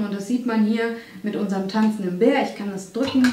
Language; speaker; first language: German; native; German